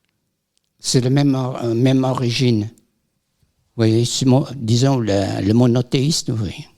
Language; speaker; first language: French; non-native, fluent; Vietnamese